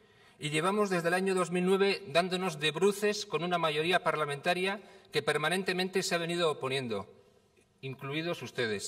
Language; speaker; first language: Spanish; native; Spanish